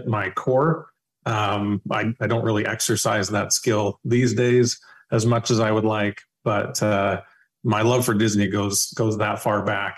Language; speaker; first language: English; native; English